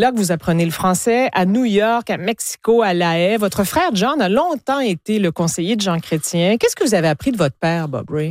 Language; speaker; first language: French; native; French